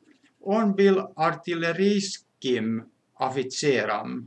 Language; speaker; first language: Russian; non-native, fluent; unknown